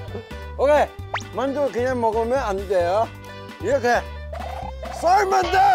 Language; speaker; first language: Korean; non-native, learner; Chinese